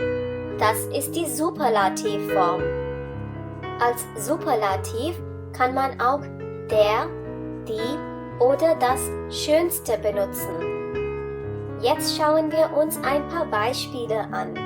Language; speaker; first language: German; non-native, fluent; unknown